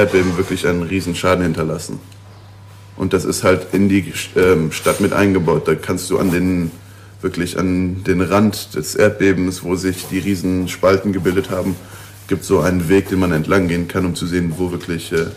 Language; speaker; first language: German; non-native, local second language; Luxembourgish